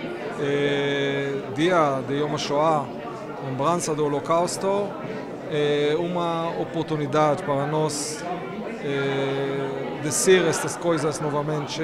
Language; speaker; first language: Portuguese; non-native, fluent; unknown